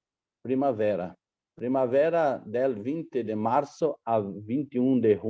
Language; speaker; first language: Spanish; non-native, learner; Portuguese